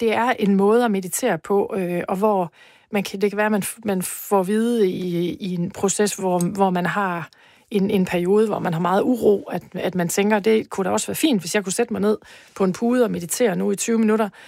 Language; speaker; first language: Danish; native; Danish